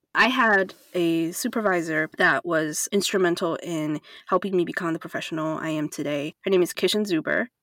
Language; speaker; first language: English; non-native, fluent; Chinese